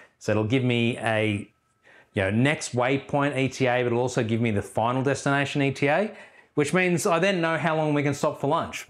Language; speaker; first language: English; native; English